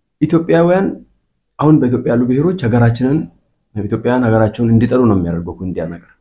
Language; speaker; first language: Amharic; non-native, local second language; Hadiyya